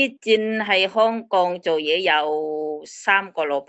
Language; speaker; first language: Cantonese; non-native, learner; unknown